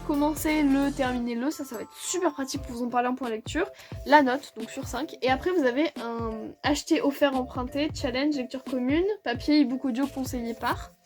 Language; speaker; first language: French; native; French